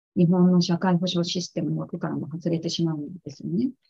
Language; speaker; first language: Japanese; native; Japanese